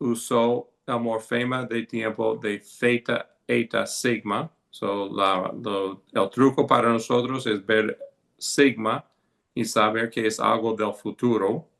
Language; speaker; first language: Spanish; non-native, fluent; English